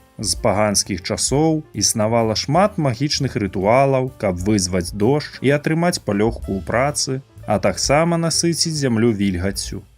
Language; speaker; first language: Belarusian; native; Belarusian